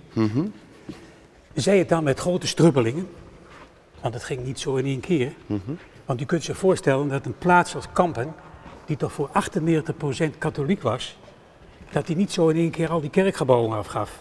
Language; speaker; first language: Dutch; native; Dutch